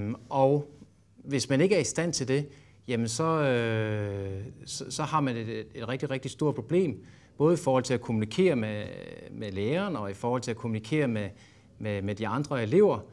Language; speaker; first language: Danish; native; Danish